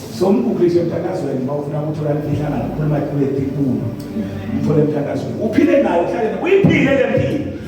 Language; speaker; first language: Zulu; non-native, local second language; Swati